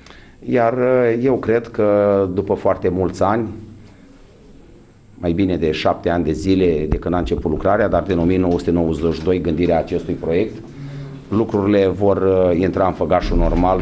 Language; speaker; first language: Romanian; native; Romanian